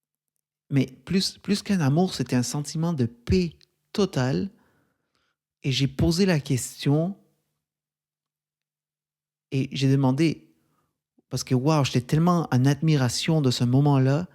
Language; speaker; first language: French; native; French